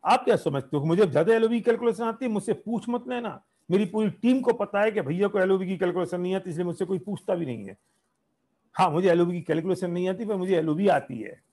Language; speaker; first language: Hindi; native; Hindi